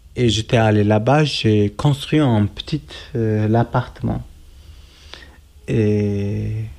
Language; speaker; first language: French; non-native, learner; Kurdish